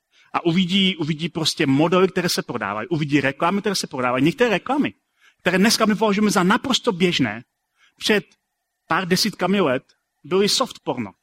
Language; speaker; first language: Czech; native; Czech